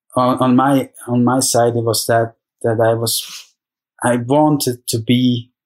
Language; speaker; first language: English; non-native, fluent; German